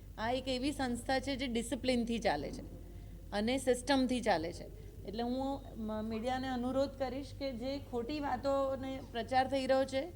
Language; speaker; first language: Gujarati; native; Gujarati